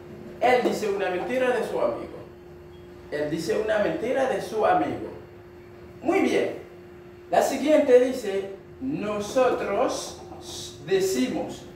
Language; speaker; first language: Spanish; non-native, fluent; Haitian Creole